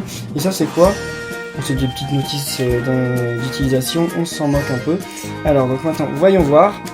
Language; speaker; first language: French; native; French